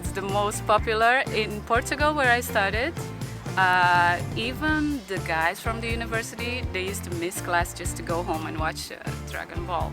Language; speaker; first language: English; non-native, fluent; Portuguese